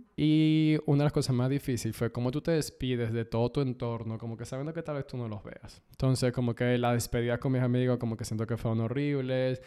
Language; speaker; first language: Spanish; native; Spanish